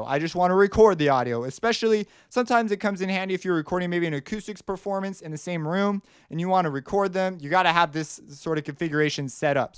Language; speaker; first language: English; native; English